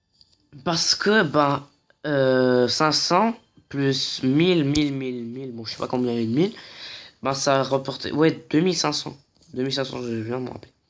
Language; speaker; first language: French; native; French